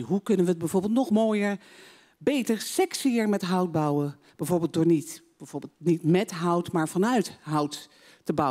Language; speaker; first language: Dutch; native; Dutch